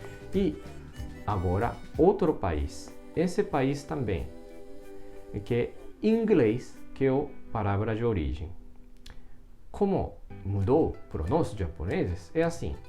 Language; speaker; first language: Portuguese; non-native, fluent; Japanese